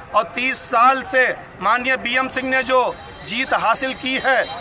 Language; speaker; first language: Hindi; native; Hindi